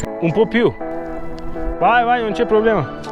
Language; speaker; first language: Italian; non-native, learner; Turkish